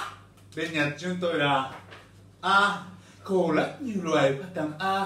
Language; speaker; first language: Vietnamese; non-native, learner; Japanese